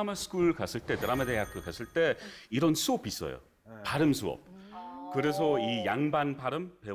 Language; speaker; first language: Korean; non-native, fluent; English